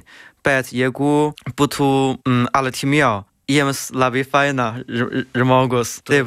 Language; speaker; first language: Lithuanian; non-native, learner; Chinese